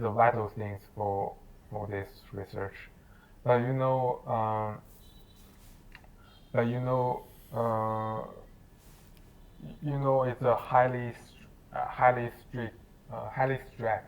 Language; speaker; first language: English; non-native, learner; Chinese